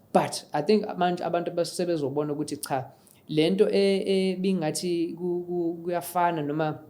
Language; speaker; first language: Zulu; non-native, local second language; English